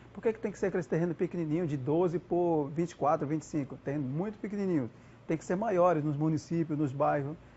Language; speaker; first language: Portuguese; non-native, local second language; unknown